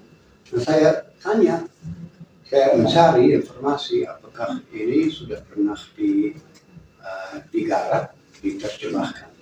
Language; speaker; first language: Indonesian; non-native, fluent; German